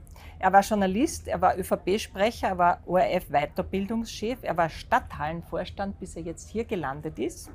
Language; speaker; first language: German; native; German